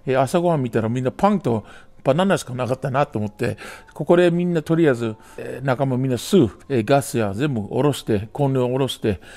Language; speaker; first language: Japanese; non-native, fluent; English